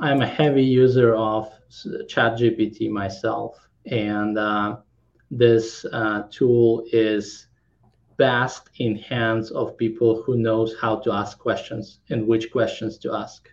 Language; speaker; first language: English; non-native, fluent; Kazakh